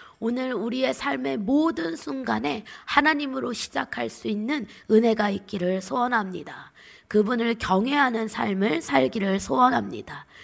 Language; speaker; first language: Korean; native; Korean